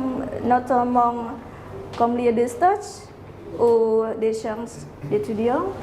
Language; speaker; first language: French; non-native, learner; Indonesian